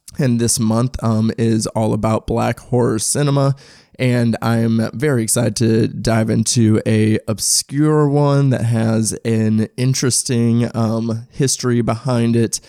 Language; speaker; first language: English; native; English